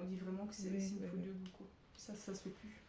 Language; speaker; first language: French; native; French